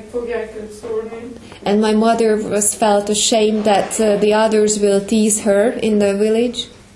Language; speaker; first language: English; non-native, fluent; Hungarian